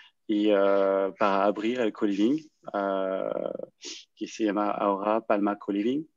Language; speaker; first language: Spanish; non-native, learner; French